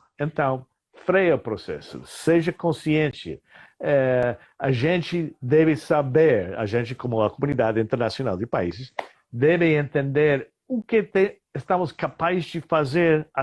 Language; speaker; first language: Portuguese; non-native, fluent; English